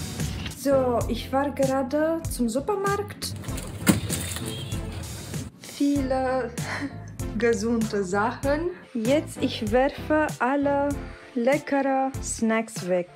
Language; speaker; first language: German; non-native, learner; Romanian